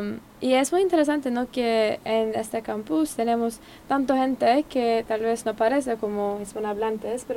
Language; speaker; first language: Spanish; non-native, learner; English